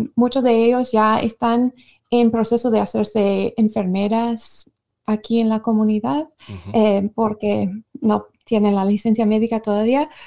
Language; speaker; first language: Spanish; non-native, fluent; English